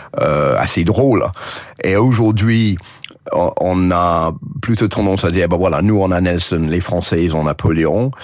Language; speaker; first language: French; non-native, fluent; English